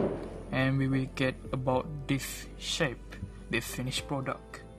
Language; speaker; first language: English; non-native, local second language; Malay